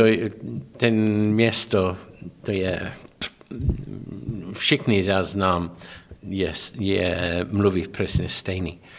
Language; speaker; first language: Czech; non-native, learner; English